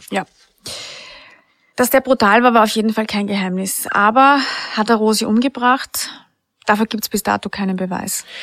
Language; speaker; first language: German; native; German